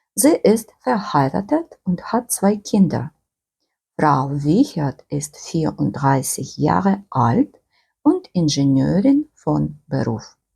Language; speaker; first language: German; non-native, fluent; Ukrainian